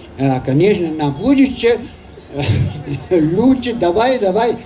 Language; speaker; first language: Russian; non-native, learner; German